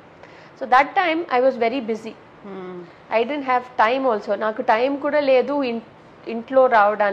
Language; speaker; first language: Telugu; non-native, local second language; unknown